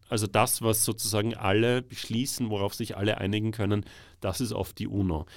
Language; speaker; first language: German; native; German